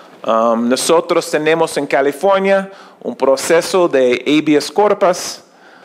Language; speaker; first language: Spanish; non-native, learner; English